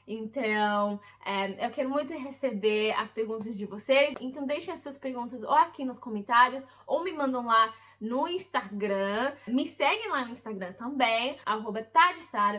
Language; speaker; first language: Portuguese; early bilingual, heritage; English